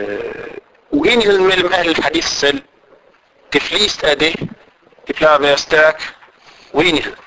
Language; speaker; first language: Danish; non-native, fluent; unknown